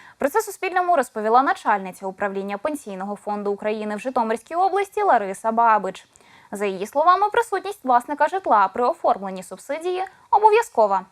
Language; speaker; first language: Ukrainian; native; Ukrainian